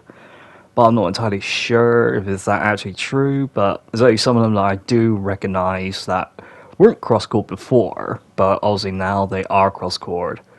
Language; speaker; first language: English; native; English